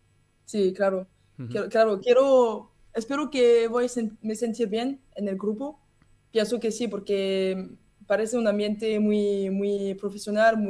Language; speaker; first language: Spanish; non-native, learner; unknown